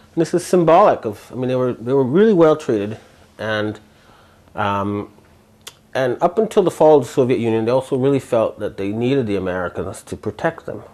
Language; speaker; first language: English; native; English